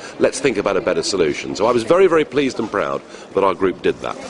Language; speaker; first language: English; native; English